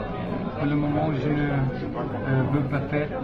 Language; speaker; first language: French; non-native, learner; Spanish